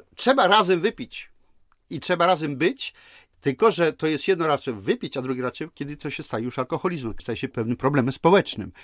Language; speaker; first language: Polish; native; Polish